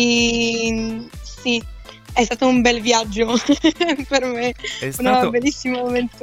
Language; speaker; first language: Italian; non-native, fluent; Bulgarian